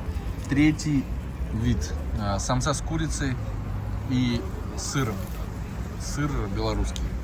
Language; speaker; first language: Russian; native; Russian